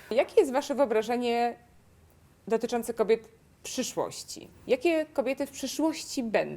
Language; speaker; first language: Polish; native; Polish